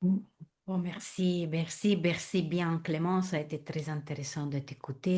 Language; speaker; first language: French; non-native, fluent; Italian